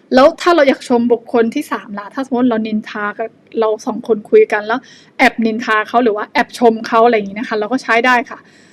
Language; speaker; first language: Thai; non-native, fluent; Burmese